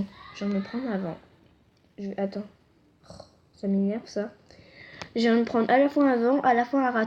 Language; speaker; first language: French; native; French